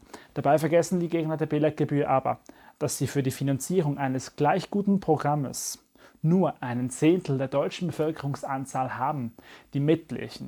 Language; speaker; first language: German; native; German